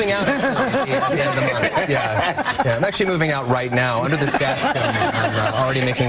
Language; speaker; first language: English; native; English